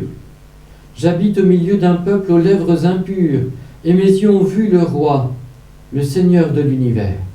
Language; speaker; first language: French; native; French